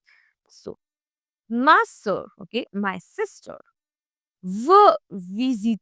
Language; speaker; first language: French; non-native, fluent; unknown